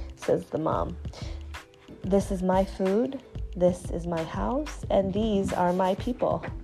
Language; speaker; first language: English; non-native, fluent; Chinese